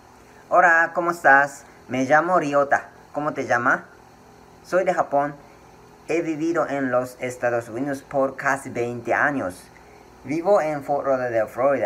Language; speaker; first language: Spanish; non-native, learner; Japanese